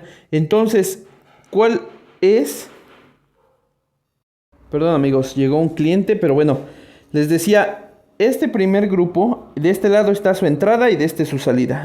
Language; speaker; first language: Spanish; native; Spanish